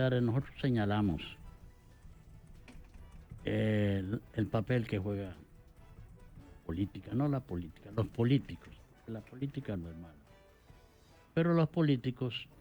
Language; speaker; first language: Spanish; native; Spanish